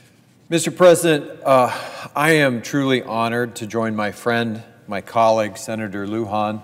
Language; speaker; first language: English; native; English